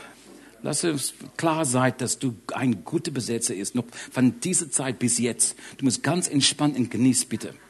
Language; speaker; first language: German; non-native, learner; English